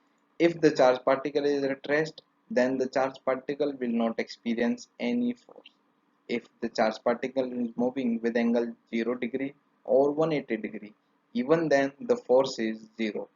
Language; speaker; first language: English; non-native, local second language; Hindi